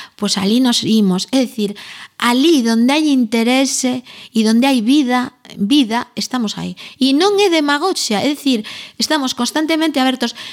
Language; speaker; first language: Galician; native; Galician